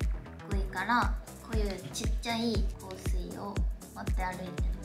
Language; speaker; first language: Japanese; non-native, fluent; Korean